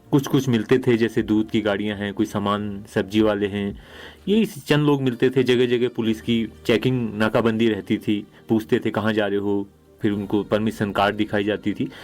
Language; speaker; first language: Hindi; native; Hindi